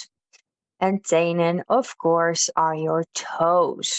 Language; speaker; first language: English; non-native, fluent; Dutch